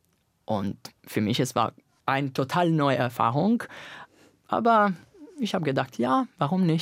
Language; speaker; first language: German; non-native, fluent; Italian